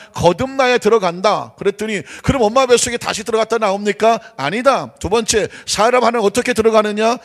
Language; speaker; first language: Korean; native; Korean